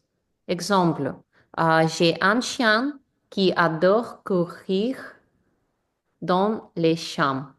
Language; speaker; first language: French; non-native, learner; English